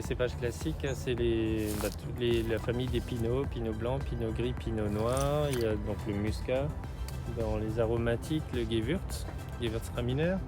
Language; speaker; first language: French; native; French